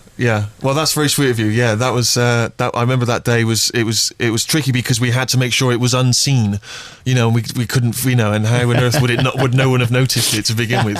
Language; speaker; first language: English; native; English